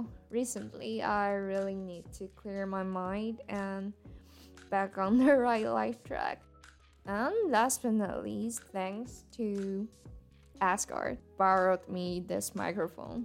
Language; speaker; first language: English; non-native, fluent; Chinese